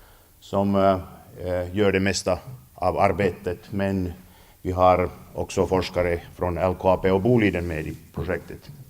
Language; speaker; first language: Swedish; non-native, fluent; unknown